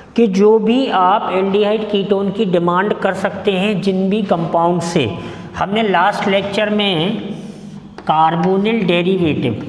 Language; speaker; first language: Hindi; native; Hindi